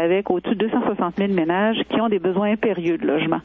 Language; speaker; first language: French; native; French